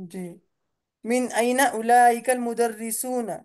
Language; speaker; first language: Arabic; non-native, learner; Urdu